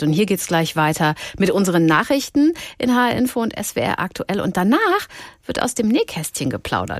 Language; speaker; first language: German; native; German